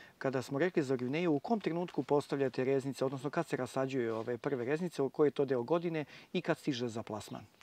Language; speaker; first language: Croatian; native; Croatian